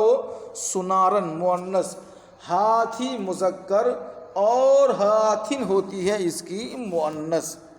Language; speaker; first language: Urdu; native; Urdu